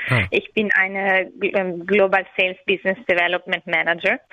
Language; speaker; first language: German; non-native, learner; Italian